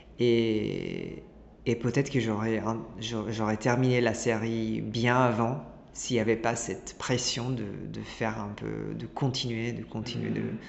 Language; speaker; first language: French; non-native, fluent; Italian